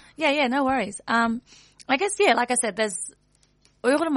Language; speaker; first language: English; native; English